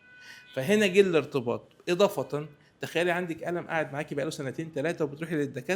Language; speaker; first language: Arabic; native; Arabic